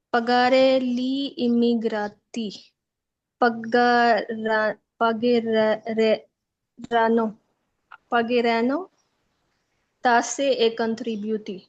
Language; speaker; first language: Italian; non-native, learner; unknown